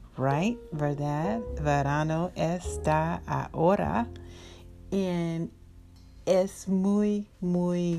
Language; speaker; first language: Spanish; non-native, learner; English